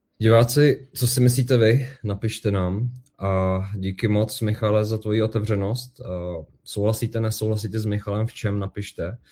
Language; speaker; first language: Czech; native; Czech